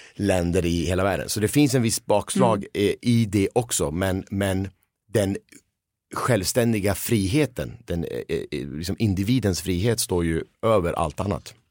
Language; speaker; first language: Swedish; early bilingual, other home language; Persian